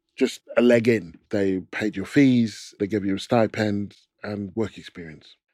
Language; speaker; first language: English; native; English